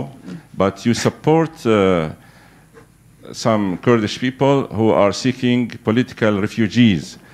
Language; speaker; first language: English; non-native, fluent; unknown